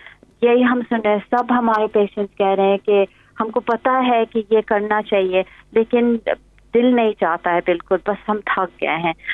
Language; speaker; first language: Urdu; early bilingual, heritage; English